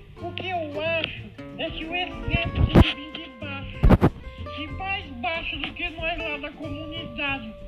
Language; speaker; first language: Portuguese; native; Portuguese